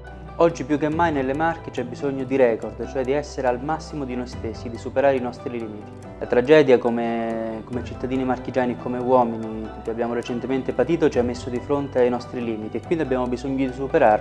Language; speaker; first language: Italian; native; Italian